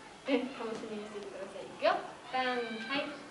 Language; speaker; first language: Japanese; native; Japanese